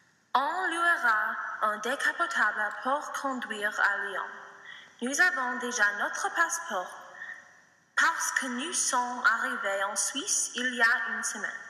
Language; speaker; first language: French; non-native, learner; English